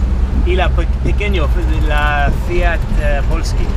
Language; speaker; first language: Spanish; non-native, learner; English